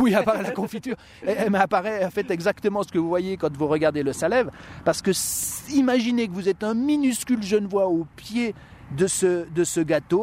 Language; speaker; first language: French; native; French